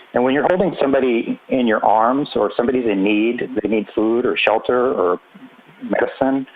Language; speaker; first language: English; native; English